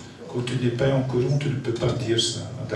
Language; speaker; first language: French; non-native, learner; Dutch